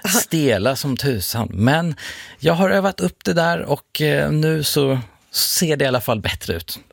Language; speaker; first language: Swedish; native; Swedish